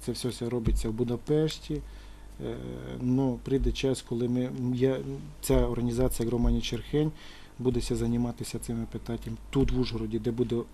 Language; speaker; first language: Ukrainian; non-native, local second language; Romany